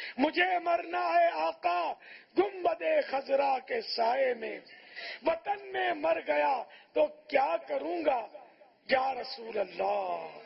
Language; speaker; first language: Urdu; non-native, local second language; Memoni